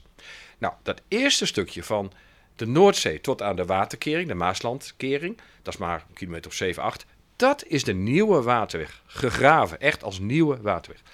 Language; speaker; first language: Dutch; native; Dutch